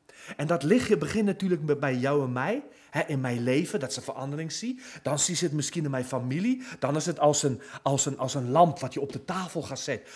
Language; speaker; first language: Dutch; non-native, fluent; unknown